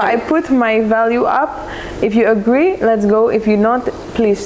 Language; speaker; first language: English; early bilingual, other home language; Indonesian